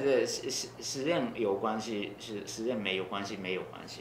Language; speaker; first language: Chinese; non-native, learner; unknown